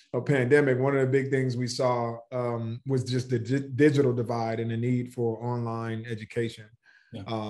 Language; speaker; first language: English; native; English